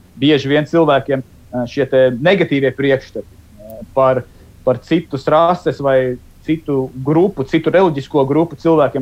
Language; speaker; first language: Latvian; native; Latvian